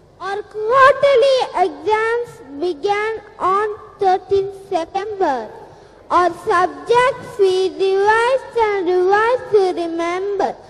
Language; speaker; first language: English; non-native, local second language; Tamil